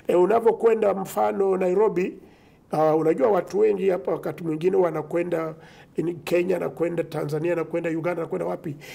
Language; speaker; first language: Swahili; non-native, local second language; Kinyarwanda